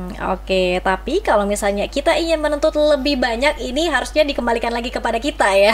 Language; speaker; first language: Indonesian; native; Indonesian